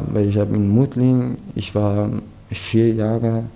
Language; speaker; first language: German; non-native, fluent; Persian